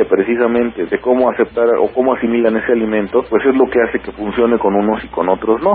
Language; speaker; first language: Spanish; native; Spanish